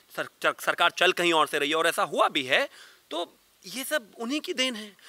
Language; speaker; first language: Hindi; native; Hindi